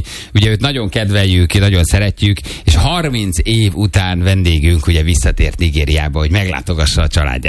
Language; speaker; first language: Hungarian; native; Hungarian